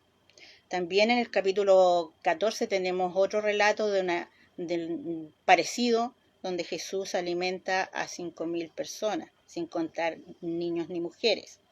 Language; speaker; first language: Spanish; native; Spanish